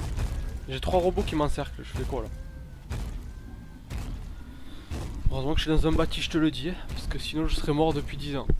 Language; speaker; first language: French; native; French